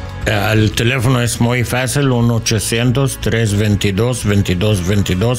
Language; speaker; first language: Spanish; non-native, learner; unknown